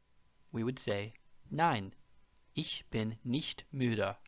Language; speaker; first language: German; non-native, fluent; English